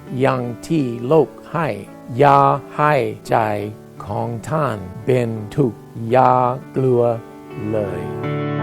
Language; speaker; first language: Thai; non-native, fluent; English